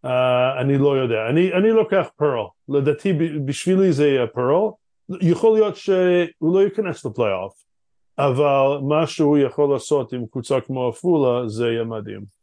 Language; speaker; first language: Hebrew; non-native, fluent; English